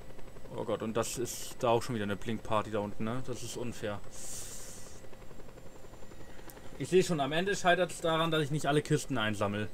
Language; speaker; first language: German; native; German